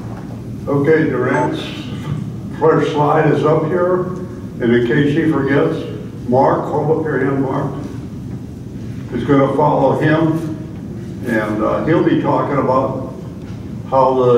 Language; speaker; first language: English; native; English